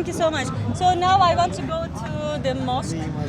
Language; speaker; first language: English; non-native, learner; Turkish